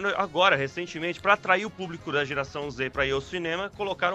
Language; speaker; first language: Portuguese; non-native, fluent; Italian